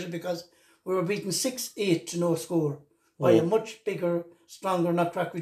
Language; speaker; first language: English; native; English